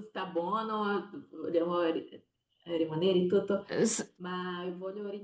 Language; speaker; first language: Italian; non-native, fluent; Portuguese